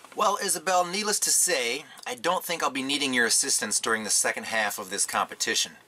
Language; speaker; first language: English; native; English